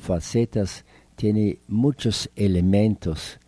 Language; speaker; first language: Spanish; non-native, fluent; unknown